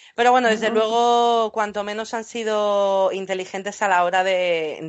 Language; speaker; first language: Spanish; non-native, fluent; English